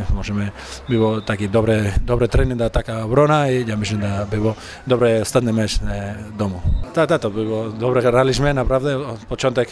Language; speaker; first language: Polish; non-native, learner; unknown